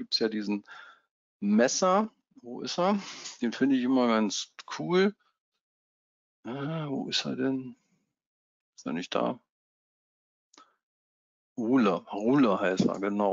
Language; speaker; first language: German; native; German